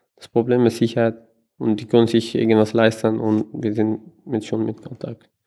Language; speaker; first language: German; non-native, learner; Persian